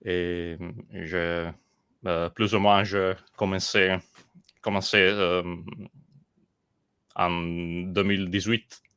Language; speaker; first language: French; non-native, learner; Italian